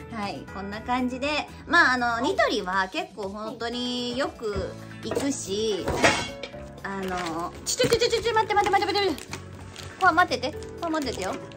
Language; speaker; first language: Japanese; native; Japanese